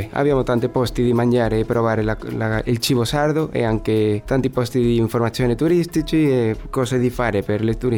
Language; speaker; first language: Italian; non-native, learner; Spanish